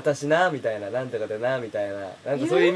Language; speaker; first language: Japanese; native; Japanese